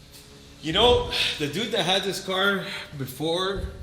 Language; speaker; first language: English; native; English